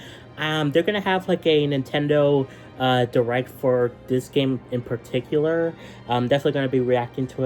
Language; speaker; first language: English; native; English